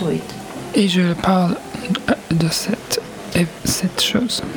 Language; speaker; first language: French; non-native, fluent; English